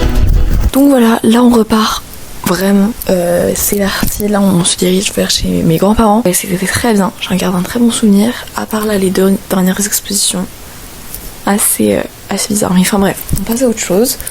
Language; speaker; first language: French; native; French